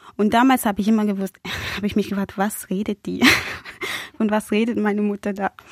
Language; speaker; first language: German; non-native, fluent; Spanish